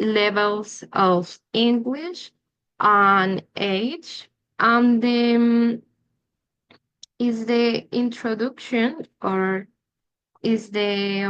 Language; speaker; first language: English; non-native, learner; Spanish